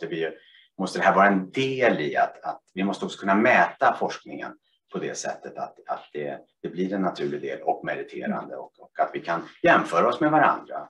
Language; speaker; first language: Swedish; native; Swedish